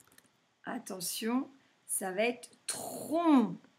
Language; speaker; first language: French; native; French